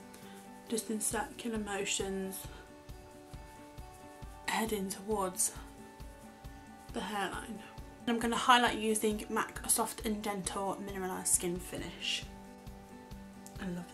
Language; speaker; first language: English; native; English